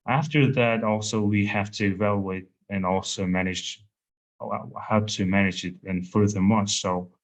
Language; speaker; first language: English; non-native, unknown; Mongolian